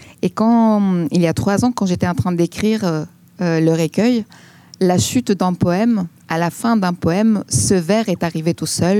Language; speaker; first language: French; non-native, fluent; Greek